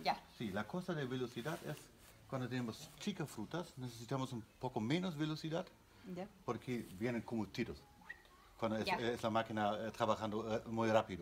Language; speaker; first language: Spanish; non-native, learner; German